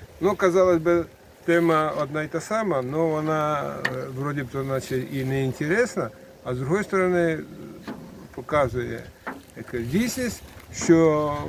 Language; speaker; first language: Ukrainian; native; Ukrainian